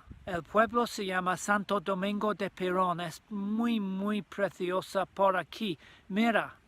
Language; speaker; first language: Spanish; non-native, learner; English